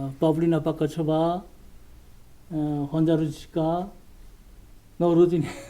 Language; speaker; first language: Czech; non-native, learner; Korean